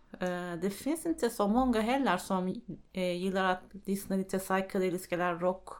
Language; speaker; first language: Swedish; non-native, fluent; Turkish